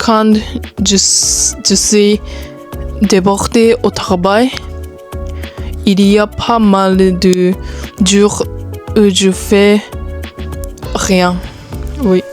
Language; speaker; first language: French; non-native, learner; Japanese